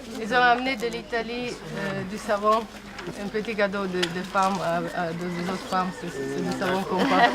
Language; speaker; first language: French; non-native, fluent; Italian